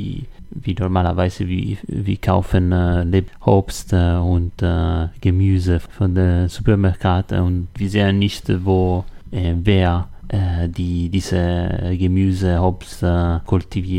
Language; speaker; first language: German; non-native, learner; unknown